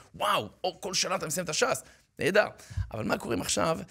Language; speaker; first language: Hebrew; native; Hebrew